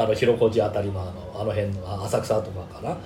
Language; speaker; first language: Japanese; native; Japanese